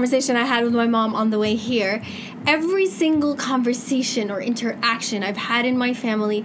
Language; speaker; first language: English; native; English